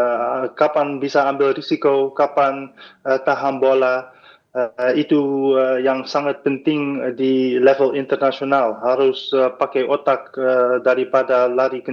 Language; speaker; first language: Indonesian; non-native, fluent; Dutch